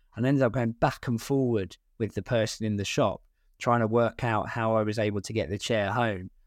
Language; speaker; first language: English; native; English